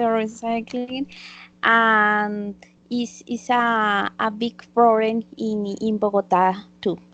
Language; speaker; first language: English; non-native, learner; Spanish